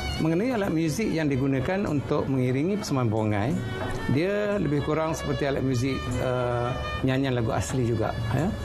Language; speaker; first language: Malay; native; Malay